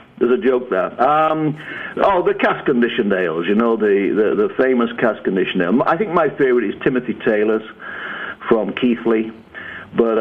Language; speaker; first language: English; native; English